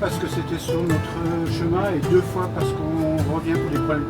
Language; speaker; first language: French; native; French